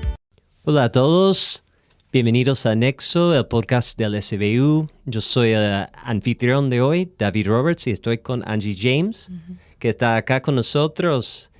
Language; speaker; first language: Spanish; non-native, fluent; English